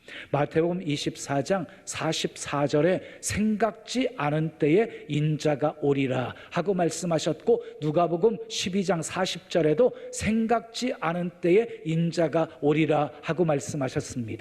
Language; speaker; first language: Korean; native; Korean